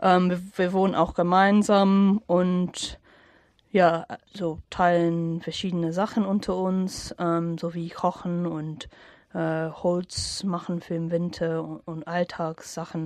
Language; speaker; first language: German; non-native, fluent; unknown